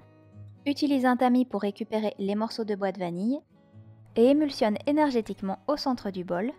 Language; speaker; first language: French; native; French